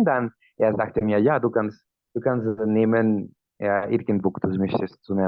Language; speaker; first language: German; non-native, learner; Spanish